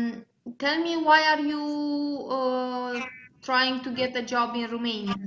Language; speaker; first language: English; non-native, fluent; Romanian